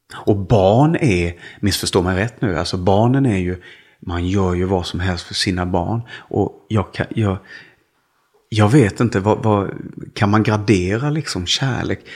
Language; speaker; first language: Swedish; native; Swedish